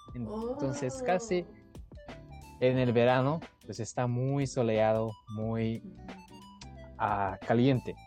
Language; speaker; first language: Spanish; non-native, fluent; Japanese